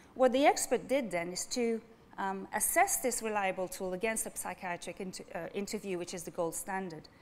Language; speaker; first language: English; non-native, fluent; French